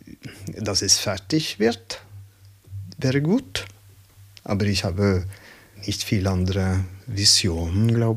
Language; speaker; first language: German; non-native, learner; Norwegian